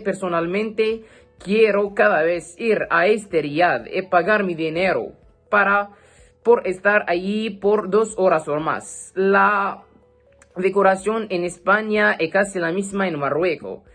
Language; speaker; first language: Spanish; non-native, learner; Arabic